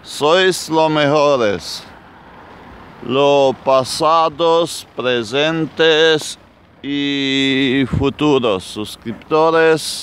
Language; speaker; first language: Spanish; non-native, fluent; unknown